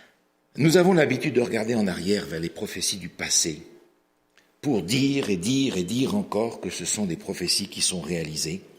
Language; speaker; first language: French; native; French